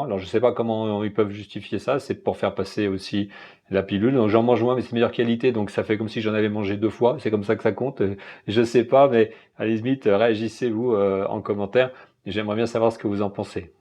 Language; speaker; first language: French; native; French